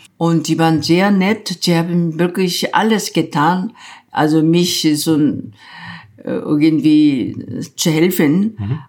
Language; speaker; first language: German; non-native, fluent; Korean